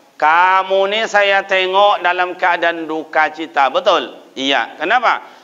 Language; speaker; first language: Malay; non-native, local second language; Minangkabau